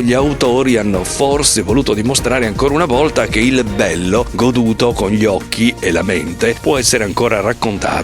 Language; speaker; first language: Italian; native; Italian